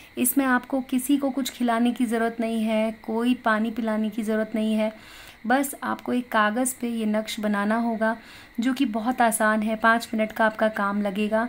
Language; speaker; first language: Hindi; native; Hindi